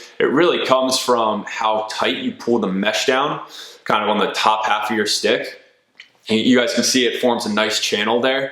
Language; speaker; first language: English; native; English